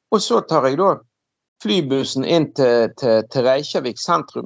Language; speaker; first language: Norwegian; native; Norwegian